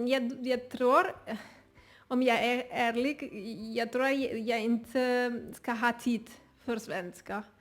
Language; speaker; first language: Swedish; non-native, learner; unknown